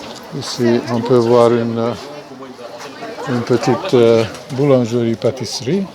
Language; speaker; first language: French; non-native, fluent; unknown